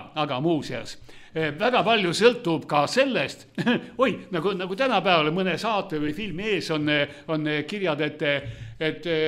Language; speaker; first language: Estonian; non-native, local second language; Russian